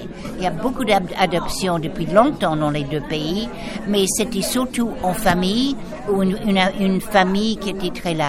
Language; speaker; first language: French; non-native, fluent; English